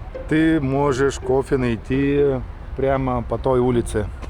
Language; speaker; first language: Russian; non-native, fluent; Lithuanian